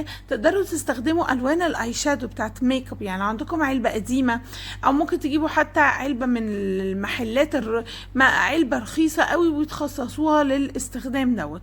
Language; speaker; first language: Arabic; native; Arabic